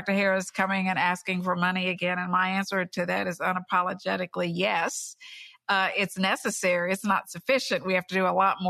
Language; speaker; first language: English; native; English